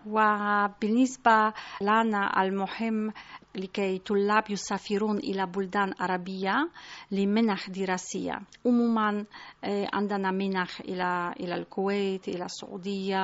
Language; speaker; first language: Arabic; non-native, fluent; Polish